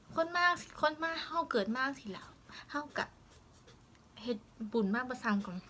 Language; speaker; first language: Thai; native; Thai